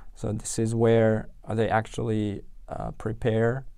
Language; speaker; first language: English; non-native, fluent; Uzbek